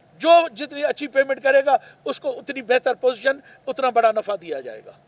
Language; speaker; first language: Urdu; non-native, local second language; Baluchi